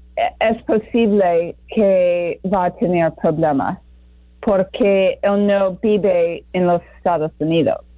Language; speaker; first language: Spanish; non-native, fluent; English